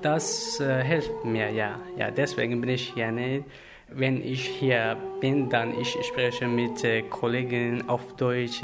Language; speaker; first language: German; non-native, learner; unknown